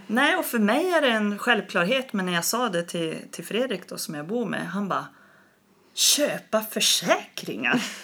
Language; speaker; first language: Swedish; native; Swedish